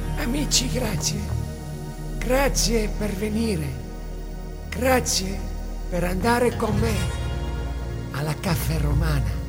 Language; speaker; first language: Italian; non-native, learner; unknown